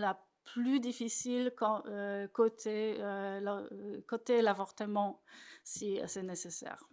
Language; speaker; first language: French; non-native, fluent; Polish